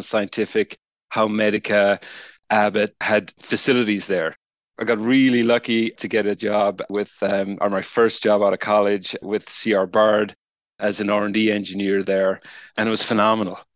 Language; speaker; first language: English; native; English